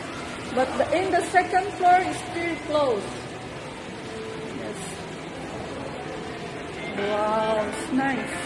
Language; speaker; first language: English; non-native, learner; Filipino